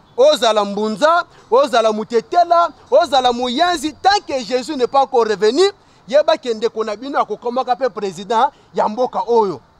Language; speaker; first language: Lingala; non-native, local second language; Luba-Lulua